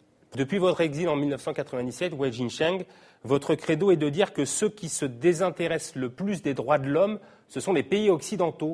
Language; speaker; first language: French; native; French